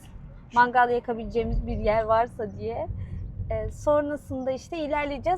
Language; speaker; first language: Turkish; native; Turkish